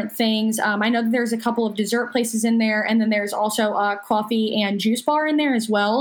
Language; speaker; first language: English; native; English